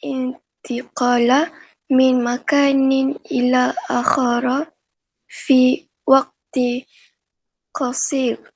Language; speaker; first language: Arabic; non-native, learner; Malay